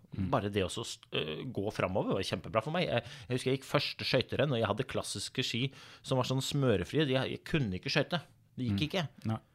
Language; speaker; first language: Norwegian; native; Norwegian